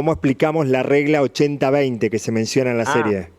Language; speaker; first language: Spanish; native; Spanish